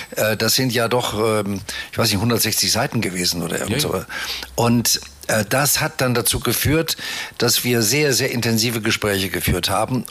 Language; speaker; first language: German; native; German